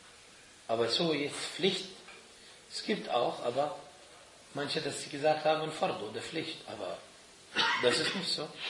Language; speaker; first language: German; non-native, fluent; Arabic